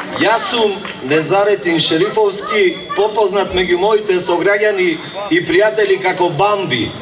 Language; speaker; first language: Macedonian; non-native, local second language; Turkish